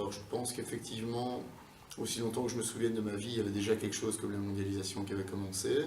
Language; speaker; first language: French; native; French